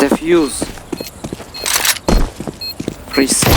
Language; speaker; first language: English; non-native, learner; Russian